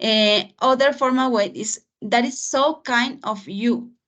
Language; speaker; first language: English; non-native, fluent; Spanish